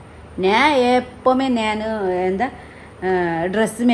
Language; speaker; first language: Malayalam; non-native, learner; Nepali